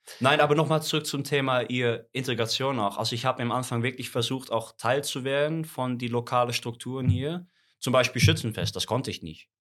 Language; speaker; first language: German; non-native, fluent; Dutch